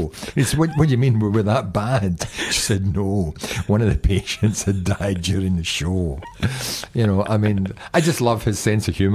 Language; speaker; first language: English; native; English